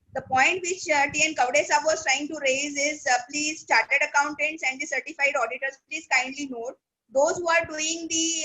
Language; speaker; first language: English; non-native, local second language; Marathi